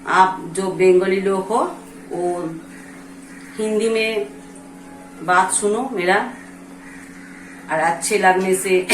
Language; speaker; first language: Hindi; non-native, local second language; Bangla